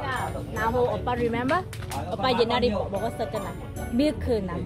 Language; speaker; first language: Korean; non-native, learner; Vietnamese